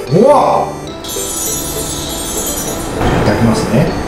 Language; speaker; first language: Japanese; native; Japanese